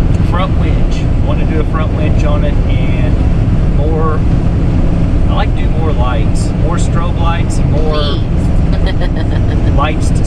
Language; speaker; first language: English; native; English